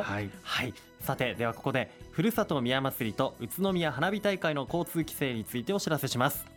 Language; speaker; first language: Japanese; native; Japanese